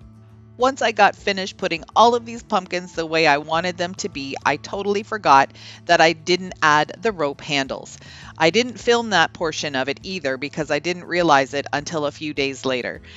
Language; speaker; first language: English; native; English